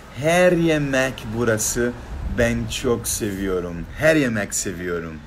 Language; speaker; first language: Turkish; non-native, learner; Portuguese